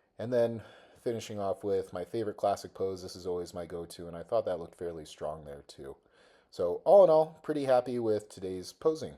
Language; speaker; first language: English; native; English